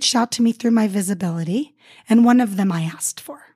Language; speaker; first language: English; early bilingual, other home language; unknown